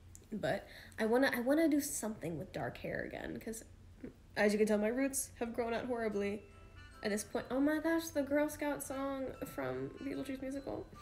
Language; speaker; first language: English; native; English